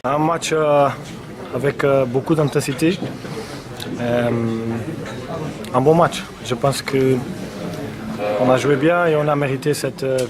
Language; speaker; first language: French; non-native, fluent; Portuguese